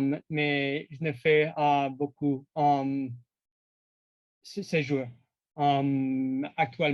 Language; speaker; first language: French; non-native, learner; English